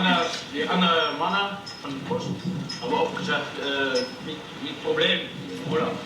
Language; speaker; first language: German; non-native, learner; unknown